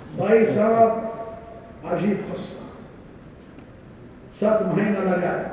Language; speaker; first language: Urdu; non-native, learner; Arabic